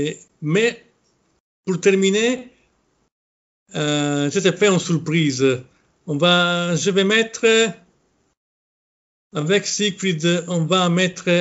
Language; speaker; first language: French; non-native, fluent; Italian